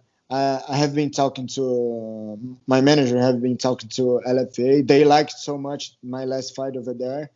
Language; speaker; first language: English; non-native, learner; Portuguese